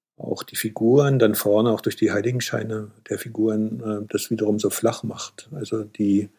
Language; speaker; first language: German; native; German